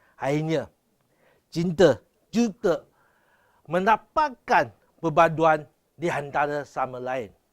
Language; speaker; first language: Malay; non-native, local second language; Chinese